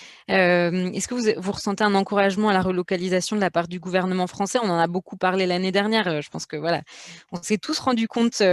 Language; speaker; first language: French; native; French